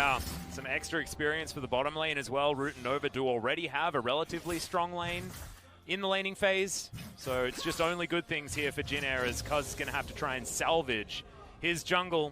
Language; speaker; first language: English; native; English